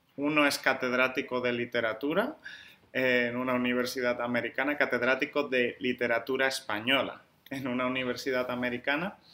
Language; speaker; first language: Spanish; native; Spanish